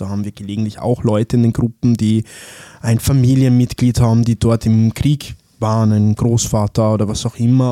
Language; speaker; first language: German; early bilingual, other home language; Italian